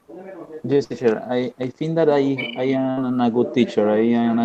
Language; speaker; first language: English; non-native, learner; Spanish